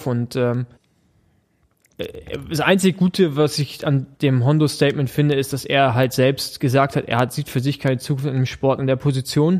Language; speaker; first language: German; native; German